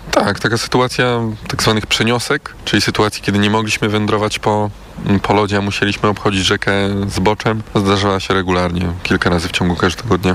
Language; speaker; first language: Polish; native; Polish